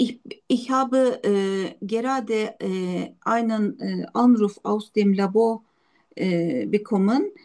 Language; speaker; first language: German; non-native, learner; Turkish